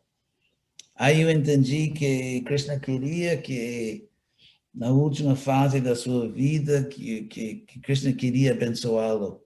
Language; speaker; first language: Portuguese; non-native, fluent; English